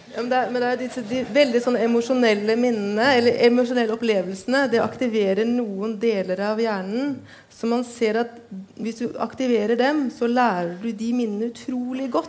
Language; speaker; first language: Norwegian; native; Norwegian